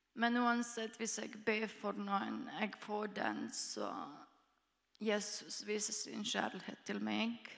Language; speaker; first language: Norwegian; non-native, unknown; Croatian